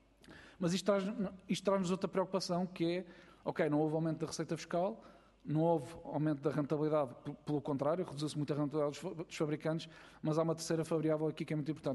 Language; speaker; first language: Portuguese; native; Portuguese